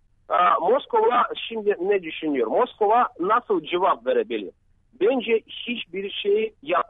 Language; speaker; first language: Turkish; non-native, fluent; Russian